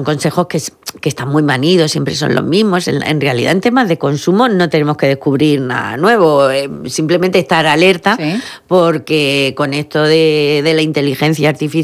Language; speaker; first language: Spanish; native; Spanish